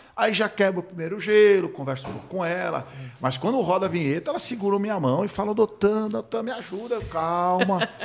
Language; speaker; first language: Portuguese; early bilingual, other home language; Hebrew